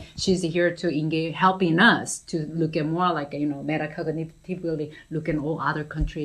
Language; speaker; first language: English; non-native, fluent; Korean